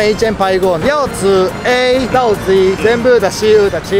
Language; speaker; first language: Chinese; non-native, fluent; Japanese